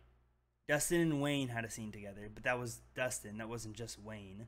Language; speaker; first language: English; native; English